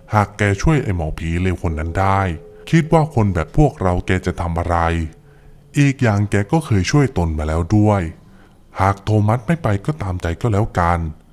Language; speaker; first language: Thai; native; Thai